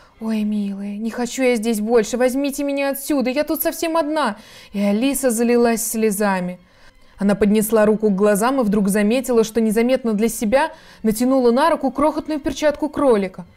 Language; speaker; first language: Russian; native; Russian